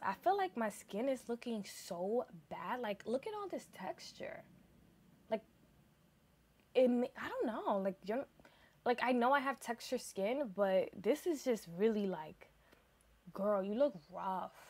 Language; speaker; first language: English; early bilingual, other home language; Spanish